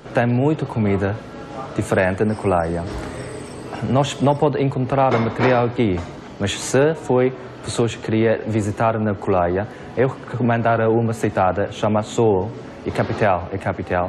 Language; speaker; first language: Portuguese; non-native, learner; Korean